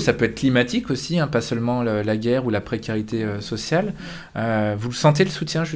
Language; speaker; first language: French; native; French